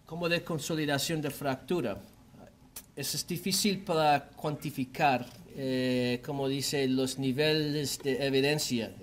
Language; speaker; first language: Spanish; non-native, learner; English